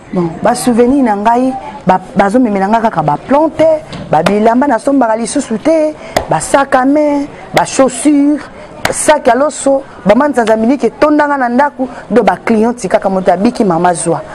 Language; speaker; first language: Lingala; native; Lingala